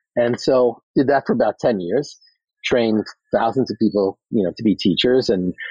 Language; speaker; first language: English; native; English